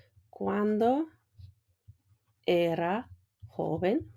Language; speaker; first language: Spanish; non-native, fluent; English